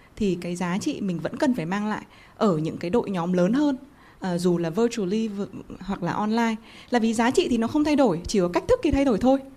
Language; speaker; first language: Vietnamese; native; Vietnamese